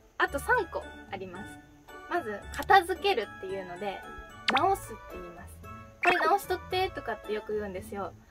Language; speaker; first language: Japanese; native; Japanese